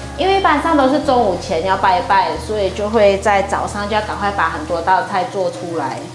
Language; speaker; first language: Chinese; native; Chinese